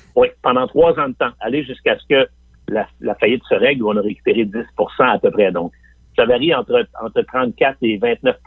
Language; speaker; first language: French; native; French